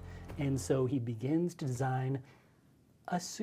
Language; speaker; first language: English; native; English